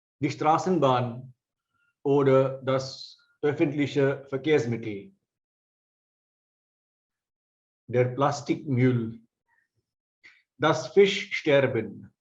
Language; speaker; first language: German; non-native, fluent; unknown